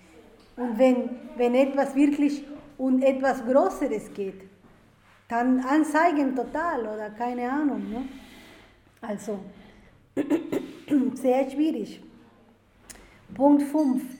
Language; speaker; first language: German; non-native, fluent; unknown